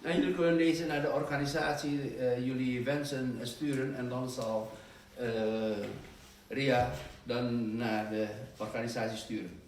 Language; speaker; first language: Dutch; non-native, fluent; Indonesian